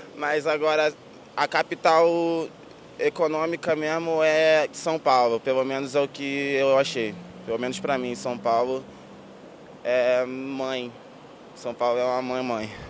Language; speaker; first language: Portuguese; native; Portuguese